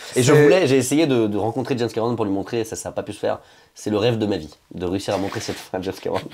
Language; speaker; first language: French; native; French